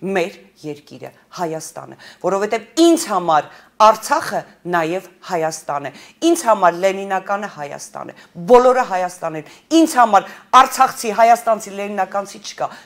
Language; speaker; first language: Armenian; early bilingual, heritage; Armenian